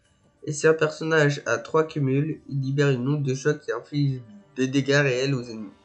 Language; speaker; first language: French; native; French